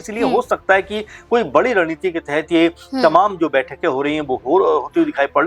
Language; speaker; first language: Hindi; native; Hindi